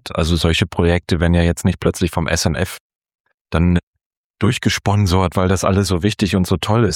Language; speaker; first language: German; native; German